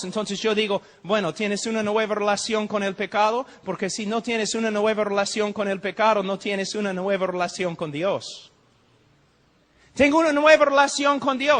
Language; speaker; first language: Spanish; non-native, fluent; English